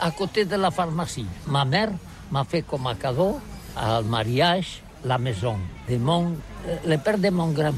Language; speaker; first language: French; non-native, learner; Catalan